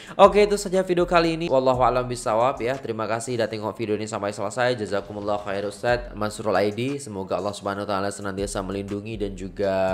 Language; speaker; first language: Indonesian; native; Indonesian